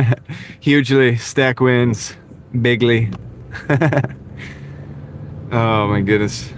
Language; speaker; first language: English; native; English